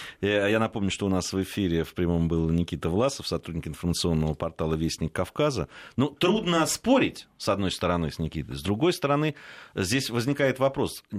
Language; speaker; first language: Russian; native; Russian